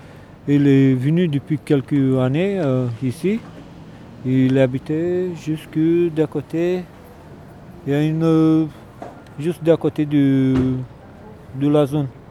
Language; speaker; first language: French; non-native, learner; Romanian